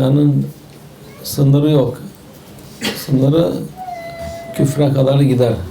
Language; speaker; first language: Turkish; native; Turkish